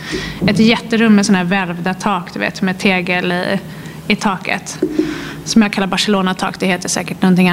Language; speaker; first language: Swedish; native; Swedish